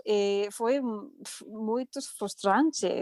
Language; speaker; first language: Portuguese; non-native, fluent; English